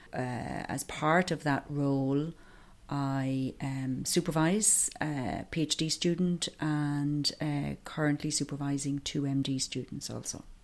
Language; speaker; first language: English; native; English